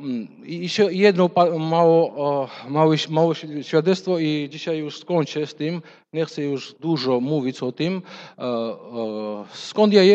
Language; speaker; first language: Polish; non-native, fluent; Russian